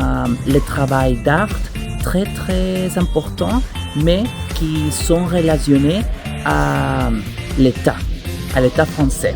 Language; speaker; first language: French; non-native, learner; Spanish